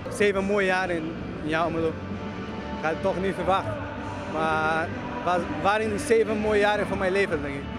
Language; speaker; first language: Dutch; non-native, learner; Portuguese